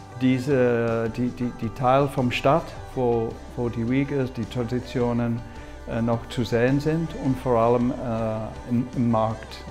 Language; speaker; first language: German; non-native, fluent; English